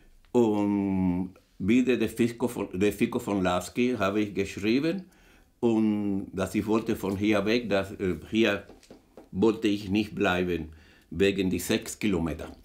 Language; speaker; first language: German; non-native, fluent; Spanish